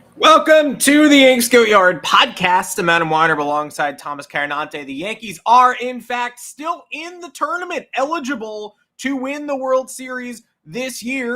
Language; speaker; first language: English; native; English